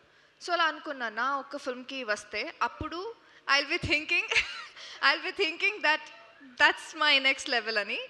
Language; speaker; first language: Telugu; non-native, fluent; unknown